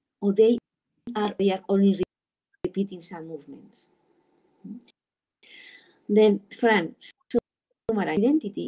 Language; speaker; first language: English; non-native, learner; Spanish